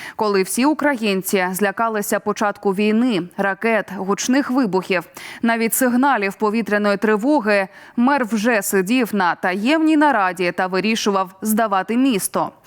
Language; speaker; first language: Ukrainian; native; Ukrainian